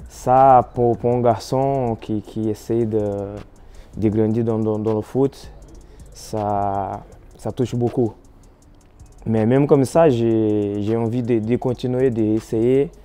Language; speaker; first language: French; non-native, fluent; Portuguese